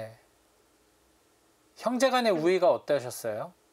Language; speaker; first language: Korean; native; Korean